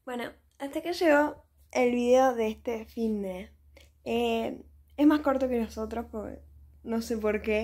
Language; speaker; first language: Spanish; native; Spanish